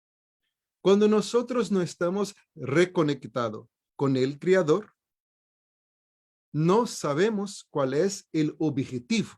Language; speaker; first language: Spanish; non-native, fluent; Portuguese